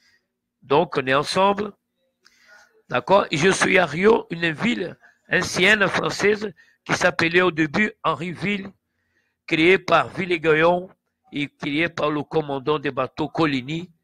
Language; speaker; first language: French; non-native, learner; Portuguese